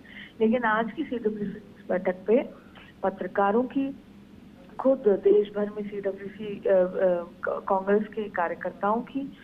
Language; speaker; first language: Hindi; native; Hindi